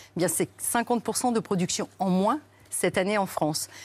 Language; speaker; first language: French; native; French